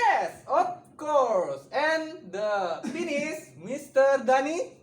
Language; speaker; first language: English; non-native, learner; Indonesian